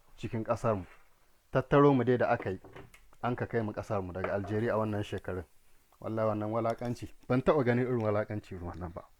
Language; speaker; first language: Hausa; native; Hausa